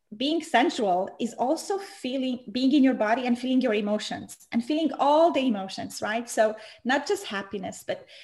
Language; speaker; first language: English; non-native, fluent; Romanian